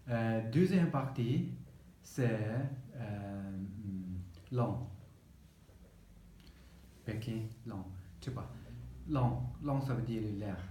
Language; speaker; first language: French; non-native, learner; Tibetan